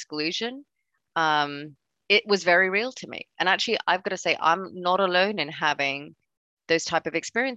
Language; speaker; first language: English; non-native, local second language; Cantonese